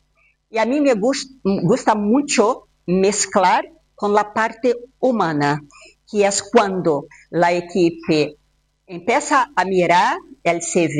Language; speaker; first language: Spanish; non-native, fluent; Portuguese